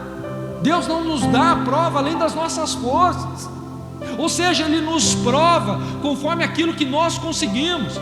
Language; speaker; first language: Portuguese; native; Portuguese